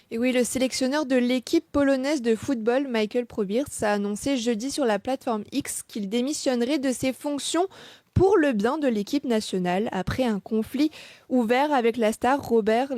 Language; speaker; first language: French; native; French